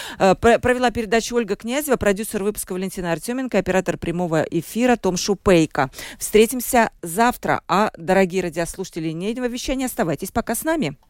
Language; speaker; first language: Russian; native; Russian